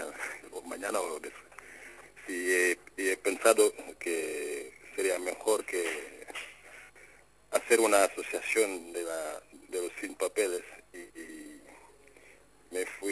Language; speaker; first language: Spanish; non-native, fluent; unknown